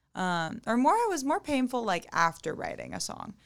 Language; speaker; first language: English; native; English